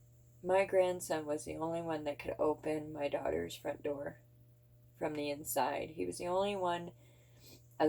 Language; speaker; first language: English; native; English